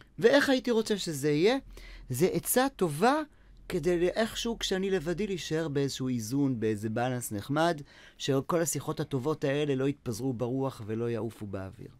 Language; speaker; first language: Hebrew; native; Hebrew